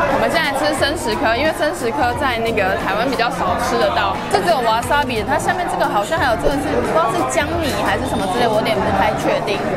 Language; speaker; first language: Chinese; native; Chinese